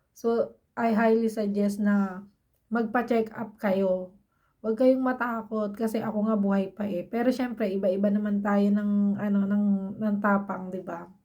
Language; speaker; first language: Filipino; native; Filipino